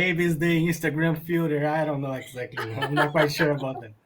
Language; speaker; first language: English; non-native, learner; Portuguese